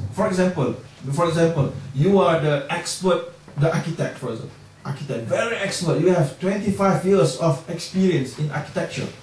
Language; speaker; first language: English; non-native, local second language; Malay